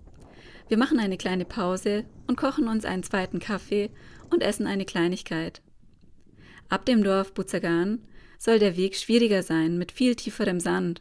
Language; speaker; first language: German; native; German